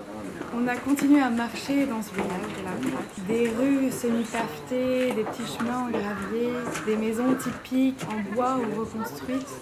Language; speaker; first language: French; native; French